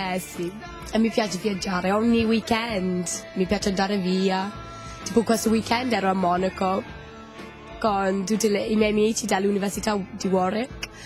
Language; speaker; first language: Italian; non-native, fluent; English